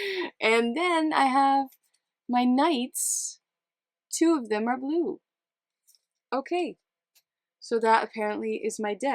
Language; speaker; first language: English; non-native, fluent; Dutch